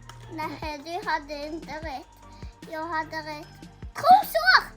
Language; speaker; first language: Swedish; early bilingual, other home language; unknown